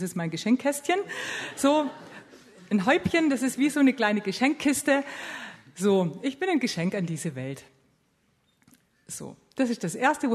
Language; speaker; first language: German; native; German